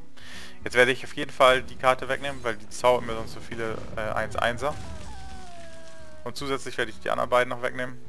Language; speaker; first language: German; native; German